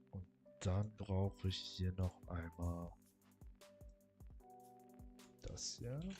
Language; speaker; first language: German; native; German